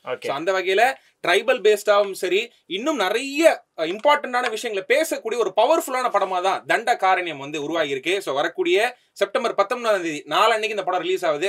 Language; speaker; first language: Tamil; native; Tamil